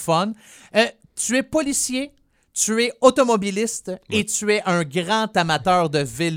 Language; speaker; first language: French; native; French